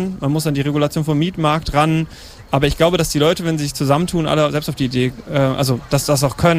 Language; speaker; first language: German; native; German